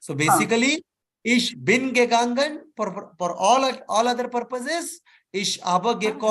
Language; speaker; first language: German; non-native, fluent; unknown